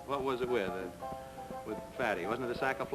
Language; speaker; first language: English; native; English